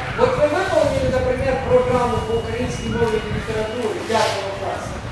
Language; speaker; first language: Russian; non-native, local second language; Ukrainian